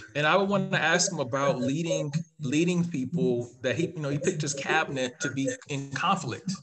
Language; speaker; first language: English; native; English